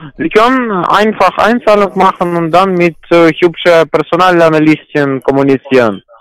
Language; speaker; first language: German; non-native, learner; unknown